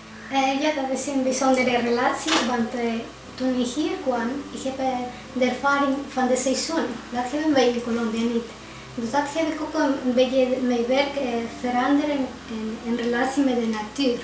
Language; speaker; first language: Dutch; non-native, fluent; Spanish